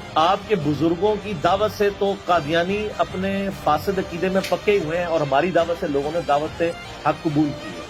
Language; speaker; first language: Urdu; non-native, local second language; Punjabi